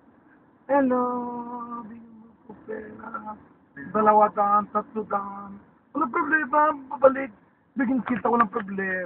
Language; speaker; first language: Filipino; non-native, learner; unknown